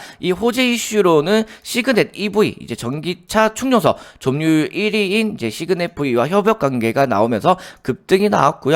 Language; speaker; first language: Korean; native; Korean